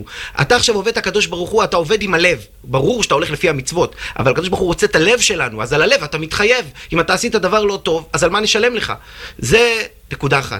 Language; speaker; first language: Hebrew; native; Hebrew